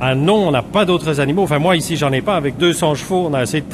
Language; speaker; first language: French; native; French